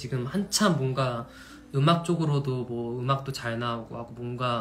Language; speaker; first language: Korean; non-native, fluent; English